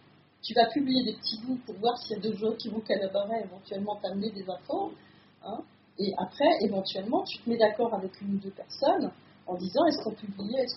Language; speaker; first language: French; native; French